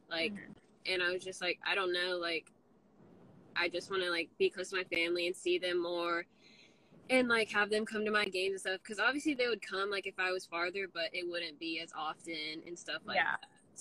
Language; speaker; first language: English; native; English